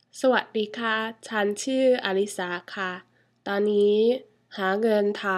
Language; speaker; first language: Thai; early bilingual, heritage; English